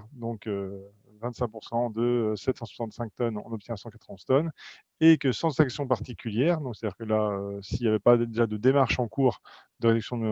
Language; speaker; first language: French; native; French